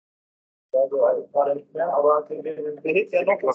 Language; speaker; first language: German; native; German